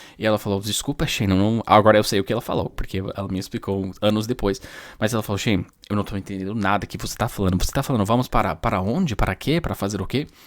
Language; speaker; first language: Portuguese; non-native, fluent; English